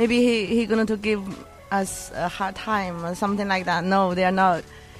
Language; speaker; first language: English; non-native, learner; Chinese